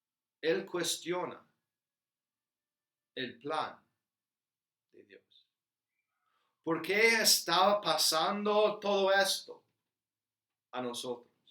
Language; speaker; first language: Spanish; non-native, fluent; English